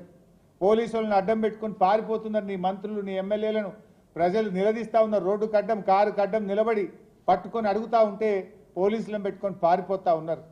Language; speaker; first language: Telugu; native; Telugu